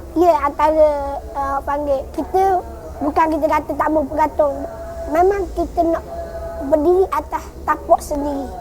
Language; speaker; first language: Malay; native; Malay